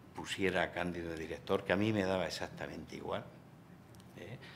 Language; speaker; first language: Spanish; native; Spanish